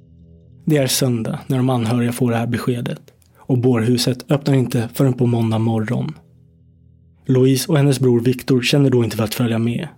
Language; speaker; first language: Swedish; native; Swedish